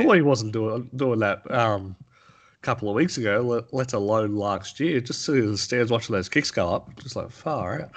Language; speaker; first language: English; native; English